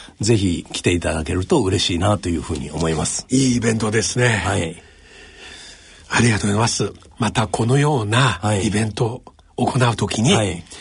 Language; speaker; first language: Japanese; non-native, fluent; Chinese